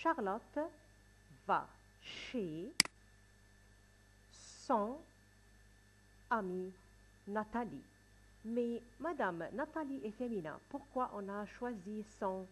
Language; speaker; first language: French; non-native, fluent; Arabic